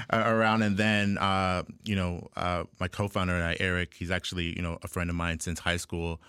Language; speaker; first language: English; native; English